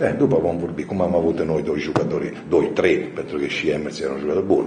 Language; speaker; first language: Romanian; non-native, fluent; Italian